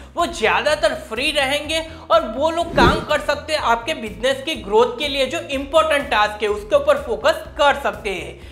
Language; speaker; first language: Hindi; non-native, local second language; Gujarati